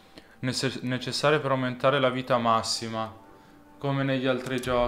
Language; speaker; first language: Italian; native; Italian